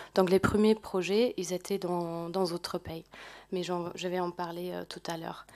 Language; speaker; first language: French; non-native, fluent; German